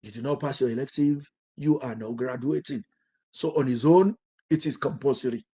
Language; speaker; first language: English; non-native, local second language; Yoruba